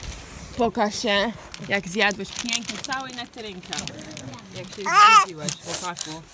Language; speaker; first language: Polish; non-native, learner; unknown